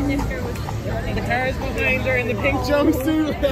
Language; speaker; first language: English; native; English